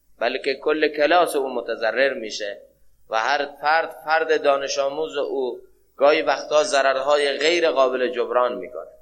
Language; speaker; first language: Persian; non-native, local second language; Central Kurdish